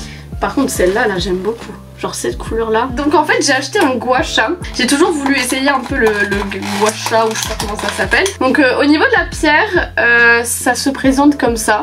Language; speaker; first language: French; native; French